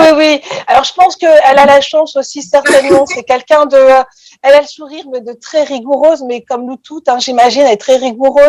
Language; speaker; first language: French; native; French